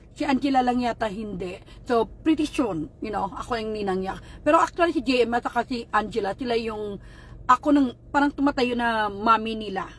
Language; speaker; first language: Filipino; non-native, local second language; Hiligaynon